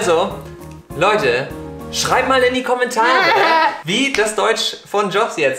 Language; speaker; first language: German; native; German